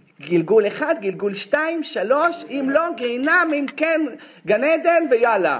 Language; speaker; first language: Hebrew; native; Hebrew